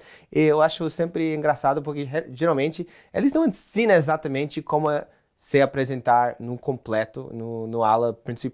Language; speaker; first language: Portuguese; non-native, fluent; English